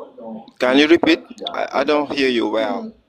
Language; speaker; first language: English; non-native, learner; French